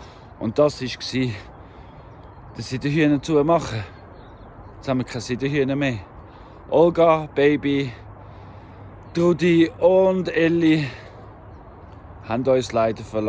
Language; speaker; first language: German; native; German